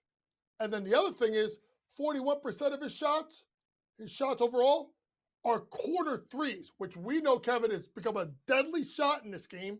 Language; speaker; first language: English; native; English